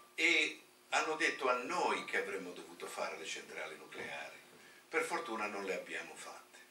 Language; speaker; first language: Italian; native; Italian